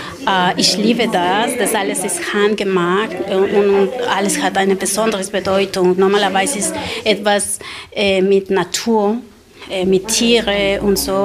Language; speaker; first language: German; non-native, learner; Spanish